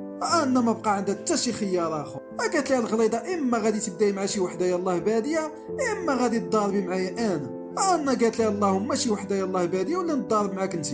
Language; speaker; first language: Arabic; native; Arabic